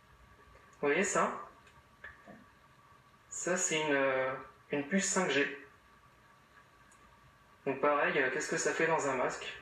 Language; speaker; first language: French; native; French